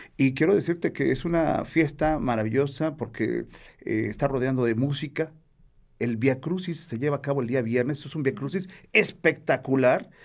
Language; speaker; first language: Spanish; native; Spanish